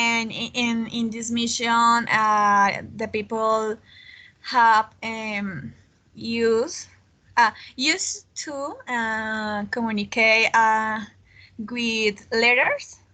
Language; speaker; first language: English; non-native, learner; Spanish